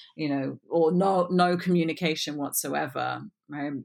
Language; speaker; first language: English; native; English